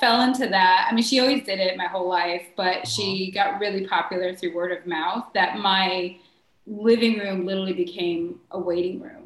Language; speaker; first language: English; native; English